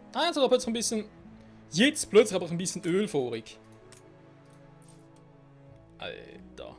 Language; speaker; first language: German; native; German